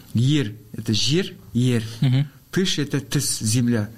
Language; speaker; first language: Russian; non-native, local second language; Kazakh